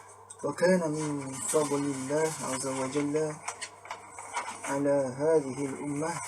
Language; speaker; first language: Arabic; non-native, learner; Malay